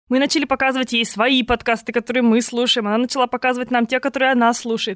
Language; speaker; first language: Russian; native; Russian